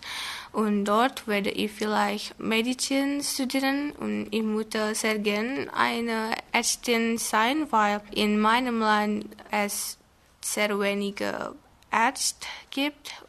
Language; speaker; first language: German; non-native, learner; Indonesian